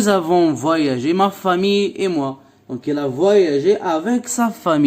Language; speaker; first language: French; non-native, local second language; Arabic